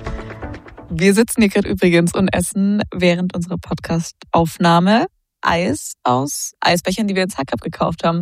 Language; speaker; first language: German; native; German